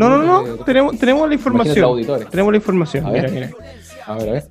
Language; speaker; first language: Spanish; native; Spanish